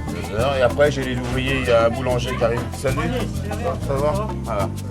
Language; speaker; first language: French; native; French